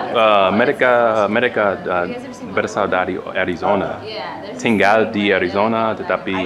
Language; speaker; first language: Indonesian; non-native, learner; English